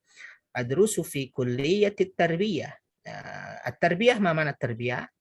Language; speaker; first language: Arabic; non-native, fluent; Indonesian